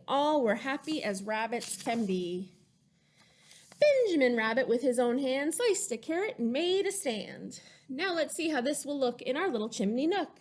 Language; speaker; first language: English; native; English